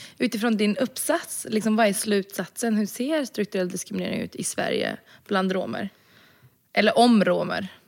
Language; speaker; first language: Swedish; early bilingual, other home language; Romany